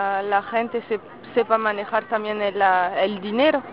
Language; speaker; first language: Spanish; non-native, fluent; French